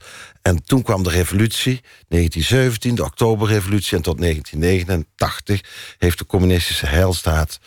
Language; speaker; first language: Dutch; native; Dutch